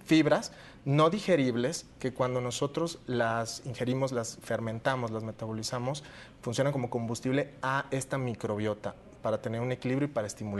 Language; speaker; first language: Spanish; native; Spanish